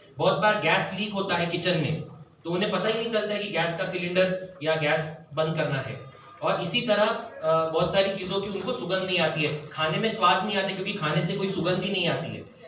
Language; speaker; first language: Hindi; non-native, local second language; Marathi